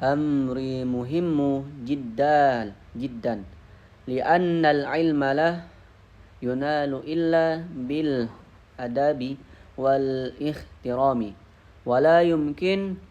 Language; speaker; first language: Arabic; non-native, learner; Indonesian